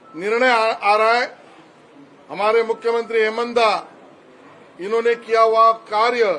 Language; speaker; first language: Hindi; non-native, local second language; Marathi